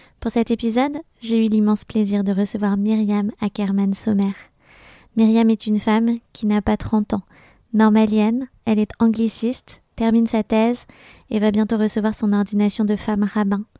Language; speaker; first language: French; native; French